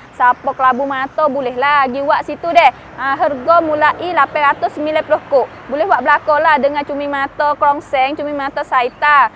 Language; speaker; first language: Malay; native; Malay